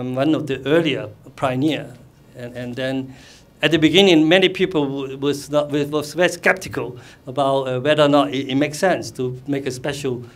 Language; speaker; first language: English; non-native, fluent; Cantonese